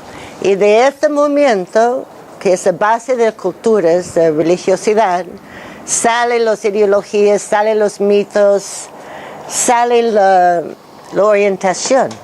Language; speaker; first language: Spanish; non-native, fluent; English